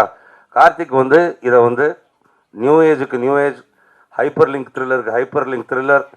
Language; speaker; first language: Tamil; native; Tamil